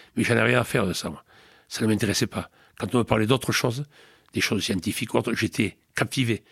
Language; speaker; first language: French; native; French